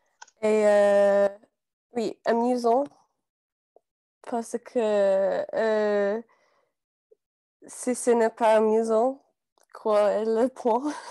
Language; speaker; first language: French; non-native, learner; English